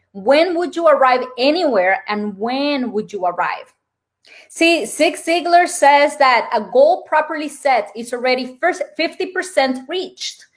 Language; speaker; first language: English; non-native, fluent; Spanish